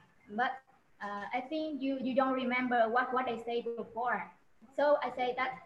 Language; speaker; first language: English; non-native, learner; Vietnamese